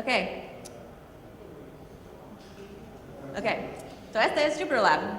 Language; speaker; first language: Spanish; non-native, learner; English